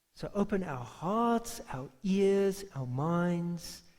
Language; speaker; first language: English; non-native, local second language; Afrikaans